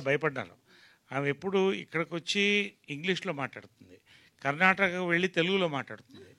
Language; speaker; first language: Telugu; native; Telugu